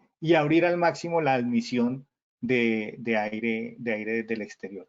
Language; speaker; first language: Spanish; native; Spanish